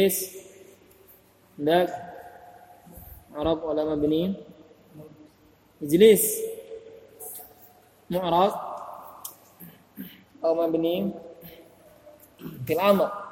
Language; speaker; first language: Arabic; non-native, fluent; Indonesian